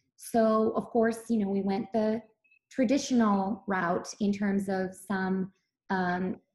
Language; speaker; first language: English; early bilingual, other home language; Serbian